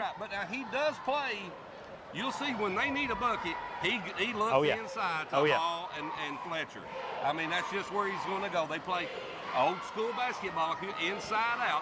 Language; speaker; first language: English; native; English